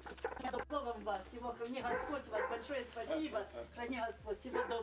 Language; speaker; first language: Russian; native; Russian